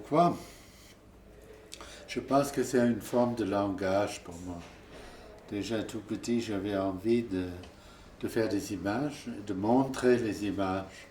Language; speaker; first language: French; non-native, fluent; German